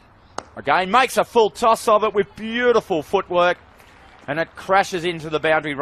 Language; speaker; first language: English; native; English